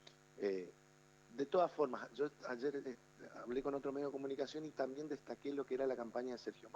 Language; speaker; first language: Spanish; native; Spanish